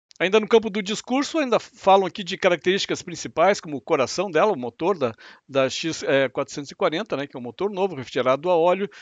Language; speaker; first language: Portuguese; native; Portuguese